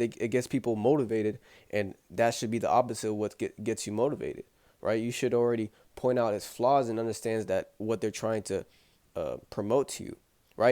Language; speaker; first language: English; native; English